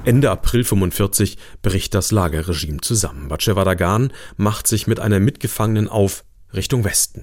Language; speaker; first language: German; native; German